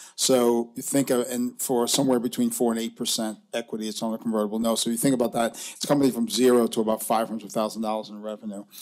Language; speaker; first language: English; native; English